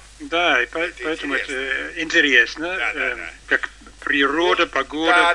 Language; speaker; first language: Russian; non-native, learner; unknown